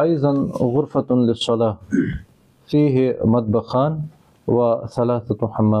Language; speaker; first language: Arabic; non-native, learner; Kashmiri